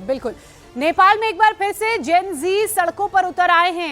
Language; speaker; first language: Hindi; native; Hindi